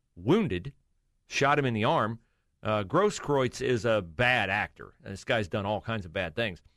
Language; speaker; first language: English; native; English